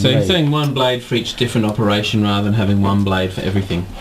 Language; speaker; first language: English; native; English